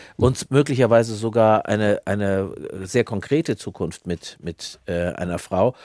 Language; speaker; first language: German; native; German